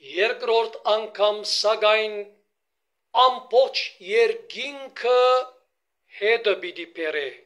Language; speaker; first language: Armenian; early bilingual, heritage; Armenian